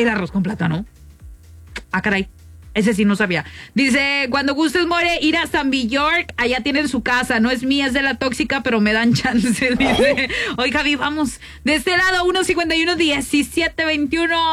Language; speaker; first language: Spanish; native; Spanish